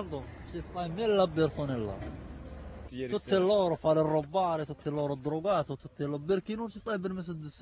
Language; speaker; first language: Italian; non-native, learner; Arabic